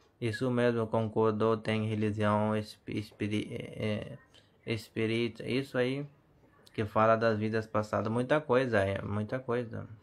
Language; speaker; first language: Portuguese; non-native, learner; Hindi